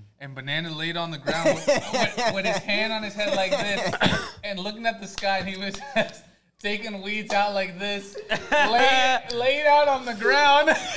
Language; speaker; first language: English; early bilingual, other home language; Spanish